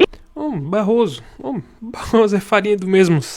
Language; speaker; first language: Portuguese; native; Portuguese